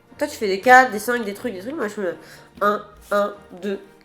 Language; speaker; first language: French; native; French